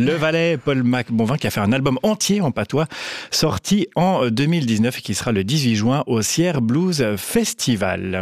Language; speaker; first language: French; native; French